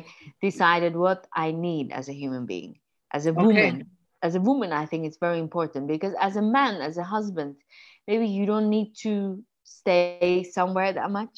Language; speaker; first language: English; non-native, fluent; Persian